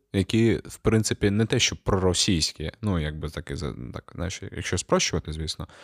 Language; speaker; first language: Ukrainian; non-native, local second language; Russian